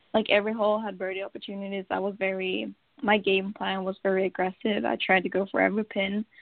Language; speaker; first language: English; non-native, fluent; Swedish